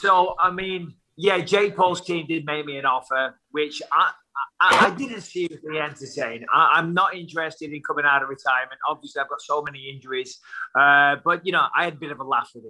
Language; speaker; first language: English; native; English